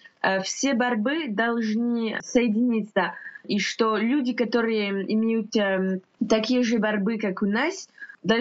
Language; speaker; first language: Russian; non-native, fluent; French